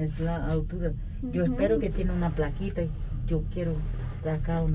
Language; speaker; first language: Spanish; non-native, learner; Portuguese